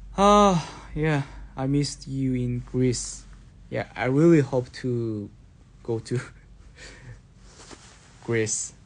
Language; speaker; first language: English; non-native, learner; Korean